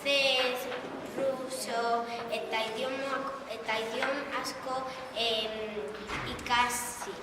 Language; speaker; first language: Basque; non-native, local second language; Spanish